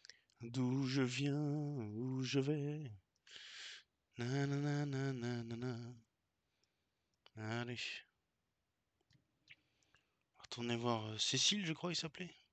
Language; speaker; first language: French; native; French